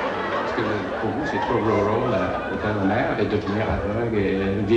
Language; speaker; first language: French; non-native, fluent; English